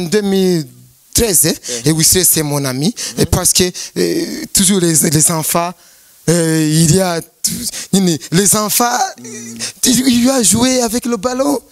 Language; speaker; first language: French; non-native, learner; Rundi